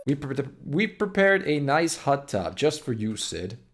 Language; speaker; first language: English; non-native, fluent; Finnish